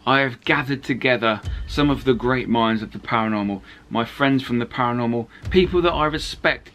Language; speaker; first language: English; native; English